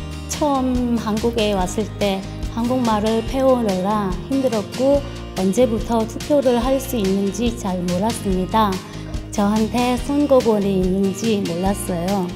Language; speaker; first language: Korean; non-native, fluent; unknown